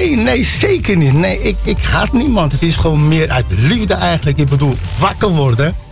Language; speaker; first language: Dutch; early bilingual, other home language; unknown